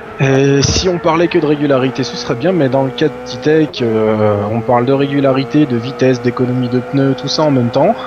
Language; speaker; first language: French; native; French